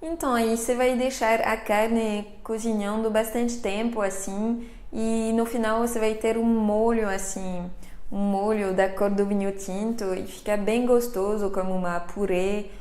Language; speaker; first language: Portuguese; non-native, fluent; French